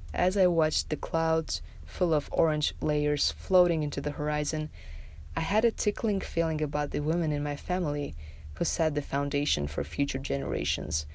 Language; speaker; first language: English; non-native, fluent; Tajik